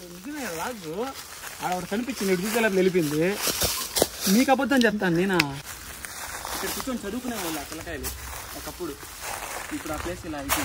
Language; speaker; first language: Telugu; native; Telugu